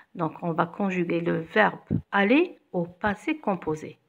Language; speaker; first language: French; non-native, local second language; Arabic